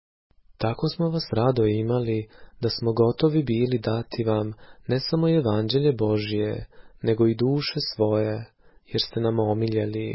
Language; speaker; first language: Croatian; native; Croatian